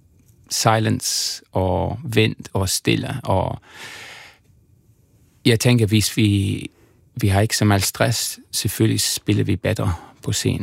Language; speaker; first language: Danish; non-native, fluent; English